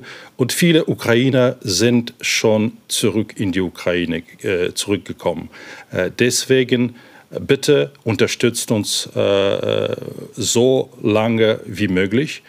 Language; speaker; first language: German; non-native, fluent; Ukrainian